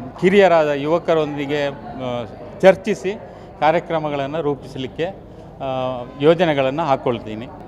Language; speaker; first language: Kannada; non-native, local second language; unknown